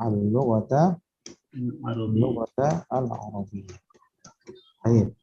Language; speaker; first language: Arabic; non-native, fluent; Indonesian